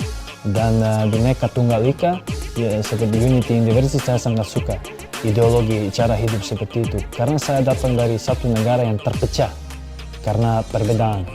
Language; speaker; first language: Indonesian; non-native, fluent; Serbian